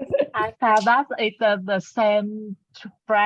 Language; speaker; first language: English; non-native, learner; Vietnamese